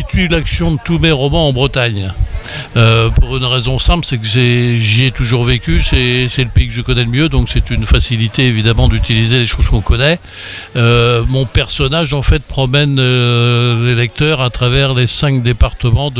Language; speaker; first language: French; native; French